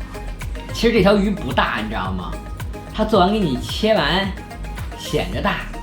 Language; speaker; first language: Chinese; native; Chinese